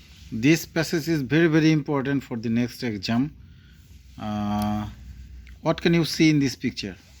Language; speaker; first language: English; non-native, local second language; Bangla